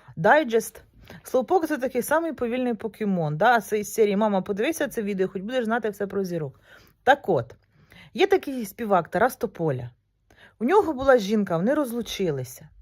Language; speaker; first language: Ukrainian; non-native, local second language; Russian